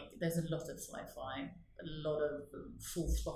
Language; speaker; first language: English; non-native, fluent; Norwegian